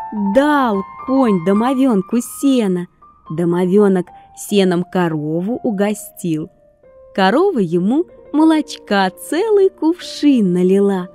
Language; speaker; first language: Russian; native; Russian